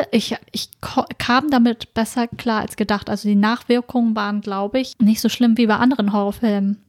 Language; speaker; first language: German; early bilingual, other home language; Vietnamese